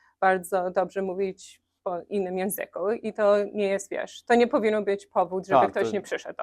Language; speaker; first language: Polish; early bilingual, heritage; Polish